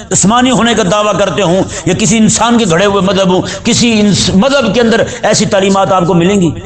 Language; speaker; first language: Urdu; native; Urdu